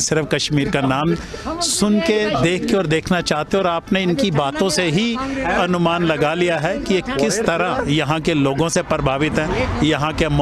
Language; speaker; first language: Hindi; native; Hindi